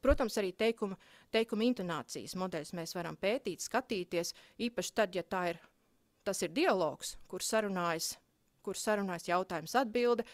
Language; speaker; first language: Latvian; native; Latvian